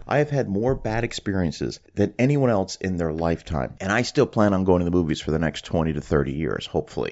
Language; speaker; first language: English; native; English